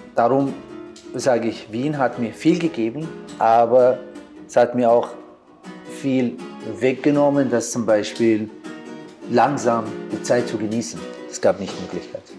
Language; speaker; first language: German; non-native, learner; Arabic